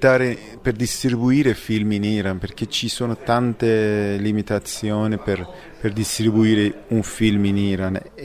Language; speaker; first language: Italian; non-native, fluent; Persian